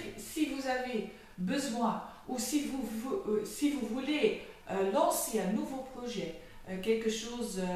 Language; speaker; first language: French; non-native, fluent; Dutch